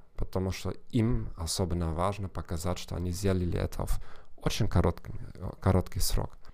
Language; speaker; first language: Russian; non-native, fluent; German